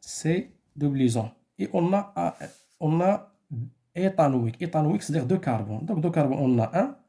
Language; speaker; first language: French; non-native, local second language; Arabic